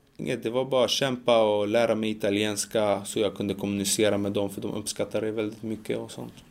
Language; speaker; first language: Swedish; early bilingual, other home language; Macedonian